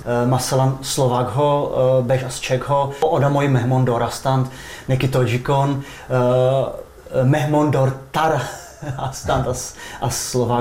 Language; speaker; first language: Persian; non-native, fluent; Czech